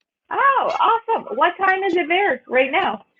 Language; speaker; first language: English; non-native, fluent; Spanish